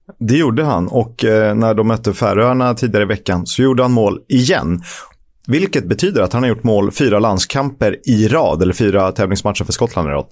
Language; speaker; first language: Swedish; native; Swedish